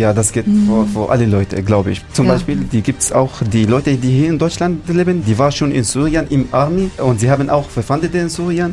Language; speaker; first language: German; non-native, learner; Arabic